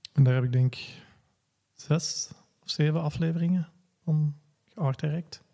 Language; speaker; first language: Dutch; native; Dutch